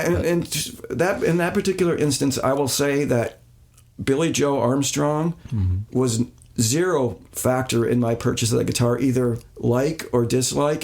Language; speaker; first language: English; native; English